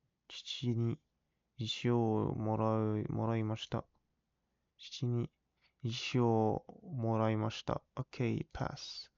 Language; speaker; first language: Japanese; non-native, learner; English